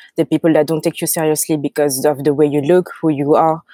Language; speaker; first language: English; non-native, fluent; French